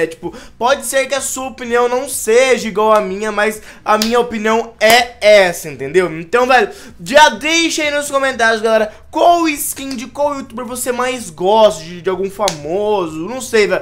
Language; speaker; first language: Portuguese; native; Portuguese